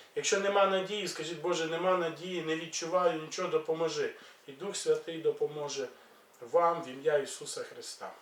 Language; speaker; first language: Ukrainian; native; Ukrainian